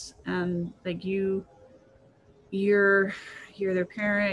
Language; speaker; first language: English; native; English